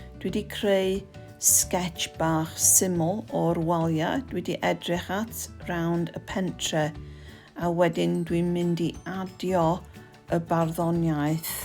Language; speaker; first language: Welsh; non-native, local second language; English